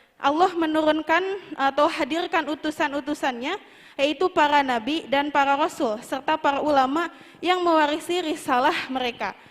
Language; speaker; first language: Indonesian; native; Indonesian